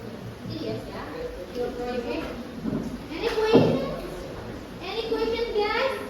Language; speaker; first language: English; non-native, learner; Indonesian